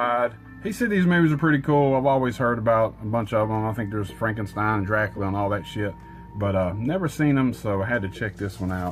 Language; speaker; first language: English; native; English